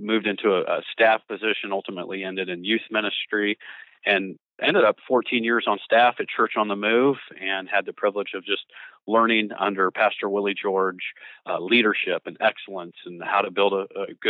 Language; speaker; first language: English; native; English